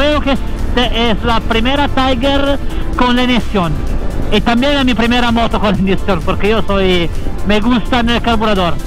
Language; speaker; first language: Spanish; non-native, learner; Italian